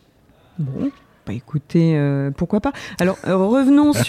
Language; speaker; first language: French; native; French